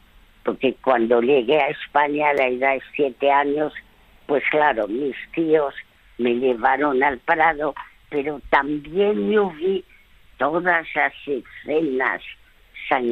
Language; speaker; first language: Spanish; early bilingual, other home language; French